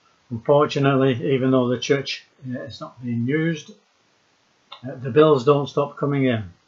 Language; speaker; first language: English; native; English